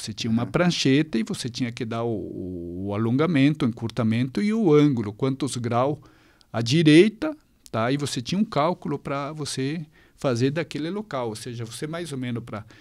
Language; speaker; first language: Portuguese; non-native, fluent; Spanish